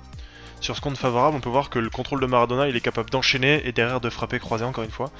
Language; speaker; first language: French; native; French